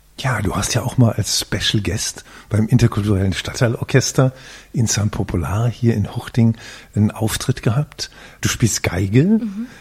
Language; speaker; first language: German; native; German